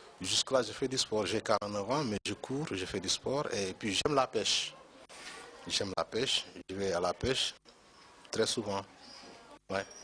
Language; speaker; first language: French; non-native, local second language; Wolof